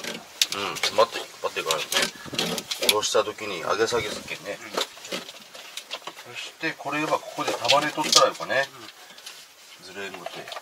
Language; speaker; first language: Japanese; native; Japanese